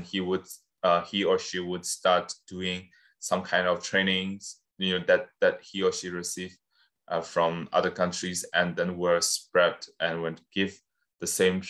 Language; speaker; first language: English; non-native, fluent; Burmese